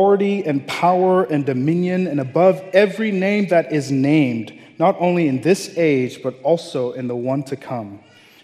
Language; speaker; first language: English; non-native, local second language; Yoruba